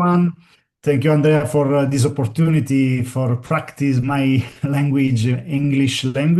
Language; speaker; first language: English; non-native, learner; Italian